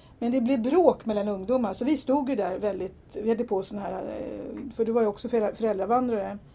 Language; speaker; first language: Swedish; native; Swedish